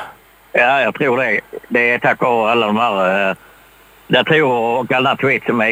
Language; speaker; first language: Swedish; native; Swedish